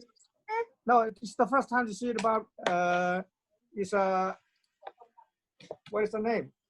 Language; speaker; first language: English; non-native, learner; Cantonese